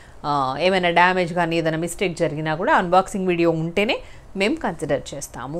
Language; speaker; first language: Telugu; native; Telugu